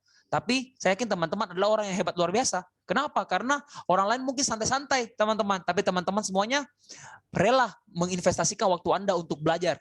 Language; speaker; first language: Indonesian; native; Indonesian